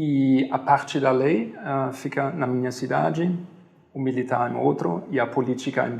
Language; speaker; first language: Portuguese; non-native, fluent; German